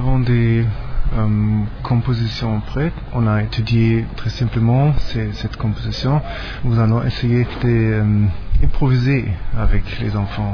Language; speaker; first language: French; non-native, learner; German